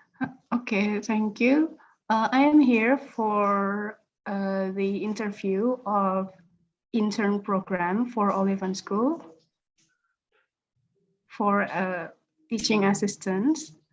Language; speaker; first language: English; non-native, learner; Indonesian